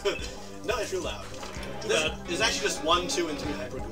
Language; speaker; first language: English; native; English